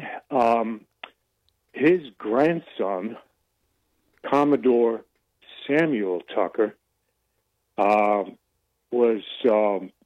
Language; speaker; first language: English; native; English